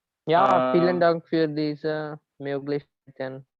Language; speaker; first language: German; non-native, learner; Punjabi